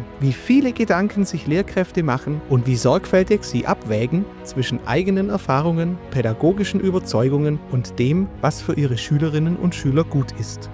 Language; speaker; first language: German; native; German